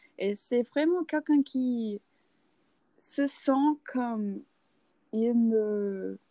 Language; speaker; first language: French; non-native, learner; English